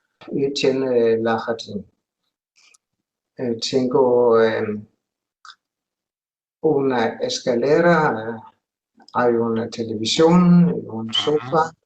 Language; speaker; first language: Spanish; non-native, learner; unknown